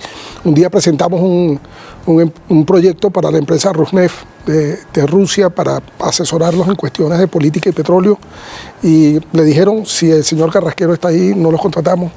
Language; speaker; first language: Spanish; native; Spanish